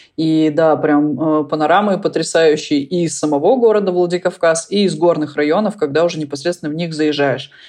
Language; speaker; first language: Russian; native; Russian